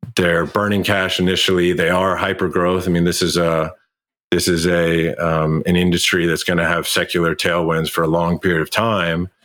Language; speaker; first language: English; native; English